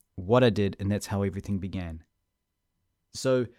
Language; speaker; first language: English; native; English